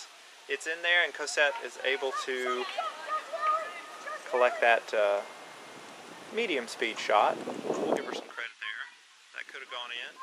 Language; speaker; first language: English; native; English